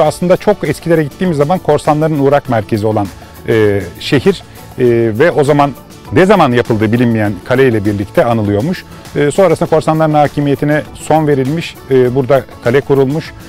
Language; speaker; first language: Turkish; native; Turkish